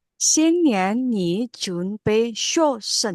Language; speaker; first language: Chinese; non-native, learner; Indonesian